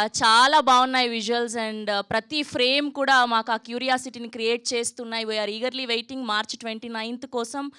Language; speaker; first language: Telugu; native; Telugu